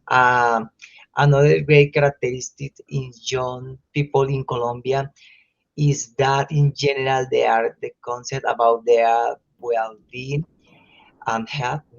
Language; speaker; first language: English; non-native, learner; Spanish